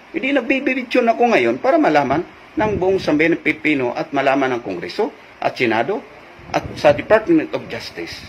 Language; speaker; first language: Filipino; non-native, fluent; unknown